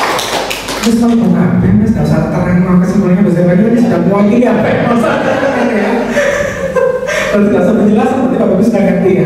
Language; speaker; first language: Indonesian; native; Indonesian